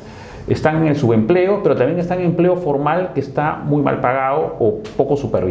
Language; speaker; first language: Spanish; native; Spanish